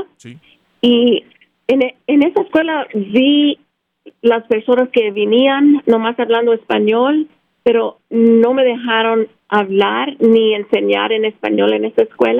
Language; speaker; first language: Spanish; early bilingual, heritage; Spanish